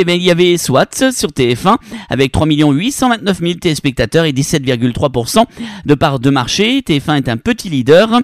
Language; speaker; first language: French; native; French